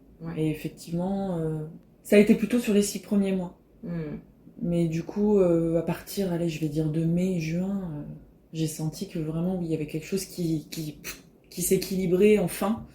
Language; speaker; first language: French; native; French